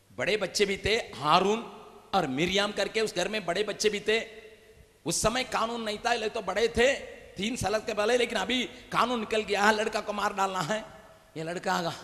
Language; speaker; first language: Hindi; non-native, local second language; Tamil